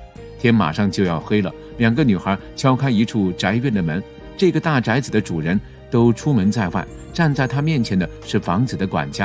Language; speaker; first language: Chinese; native; Chinese